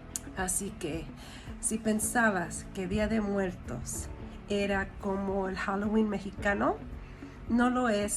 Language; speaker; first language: Spanish; early bilingual, heritage; Spanish